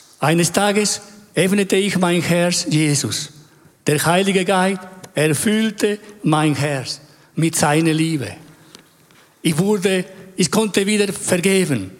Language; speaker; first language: German; non-native, fluent; Spanish